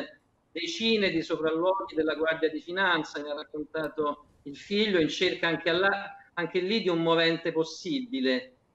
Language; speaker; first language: Italian; native; Italian